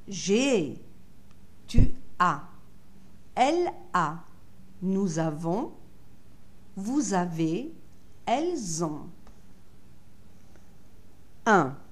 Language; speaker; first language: French; non-native, fluent; Italian